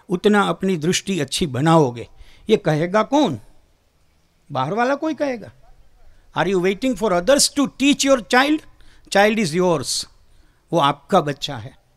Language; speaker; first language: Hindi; non-native, local second language; Gujarati